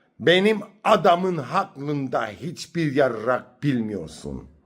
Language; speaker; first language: Turkish; early bilingual, heritage; Turkish